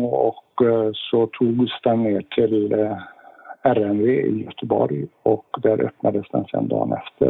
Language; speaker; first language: Swedish; native; Swedish